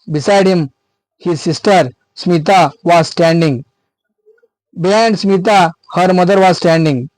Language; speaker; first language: English; non-native, local second language; Kannada